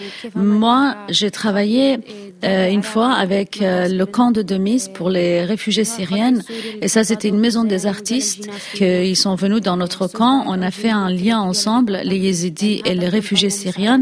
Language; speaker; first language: French; non-native, fluent; Kurdish